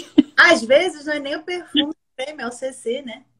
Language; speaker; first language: Portuguese; native; Portuguese